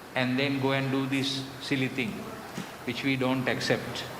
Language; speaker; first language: English; non-native, local second language; Sinhala